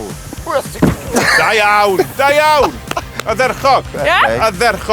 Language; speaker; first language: Welsh; non-native, local second language; English